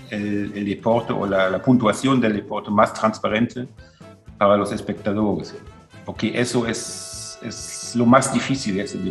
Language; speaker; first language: Spanish; non-native, fluent; German